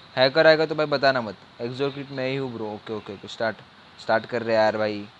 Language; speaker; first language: Hindi; non-native, local second language; Marathi